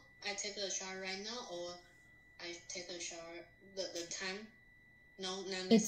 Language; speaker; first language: English; non-native, learner; Chinese